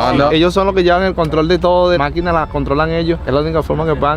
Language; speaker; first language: Spanish; native; Spanish